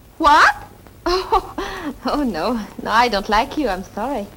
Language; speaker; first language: English; non-native, fluent; French